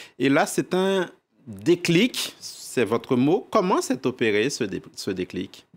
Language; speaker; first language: French; native; French